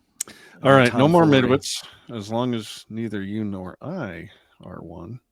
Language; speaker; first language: English; native; English